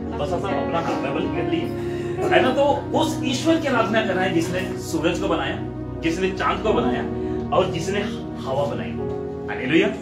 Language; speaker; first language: Hindi; native; Hindi